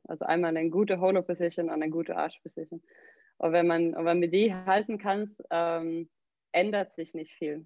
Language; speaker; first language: German; non-native, fluent; Swedish